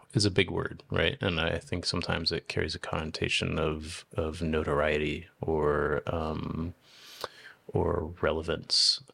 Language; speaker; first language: English; native; English